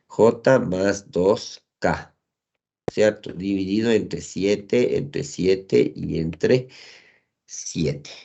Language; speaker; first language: Spanish; native; Spanish